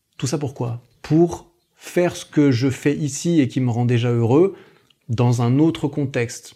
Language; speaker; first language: French; native; French